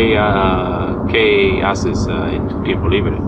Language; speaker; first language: Spanish; non-native, learner; English